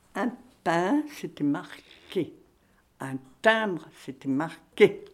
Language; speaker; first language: French; native; French